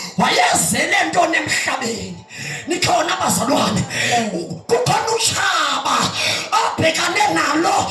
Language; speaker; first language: Zulu; non-native, local second language; Xhosa